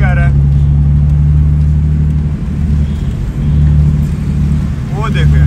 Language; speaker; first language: Urdu; non-native, local second language; Punjabi